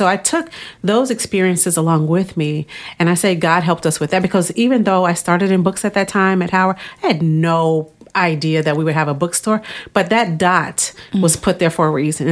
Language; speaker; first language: English; native; English